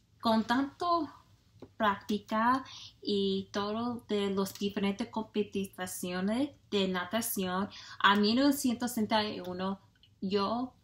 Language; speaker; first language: Spanish; non-native, learner; English